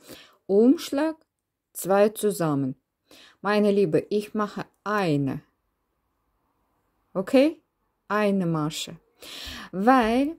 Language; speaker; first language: German; non-native, learner; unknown